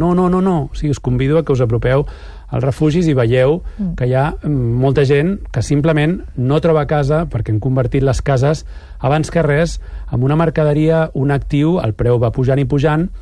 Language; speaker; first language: Catalan; native; Catalan